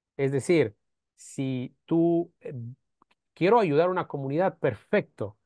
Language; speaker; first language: Spanish; non-native, fluent; Romanian